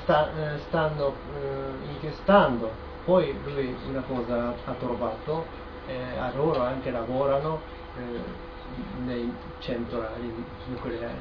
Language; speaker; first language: Italian; non-native, learner; Japanese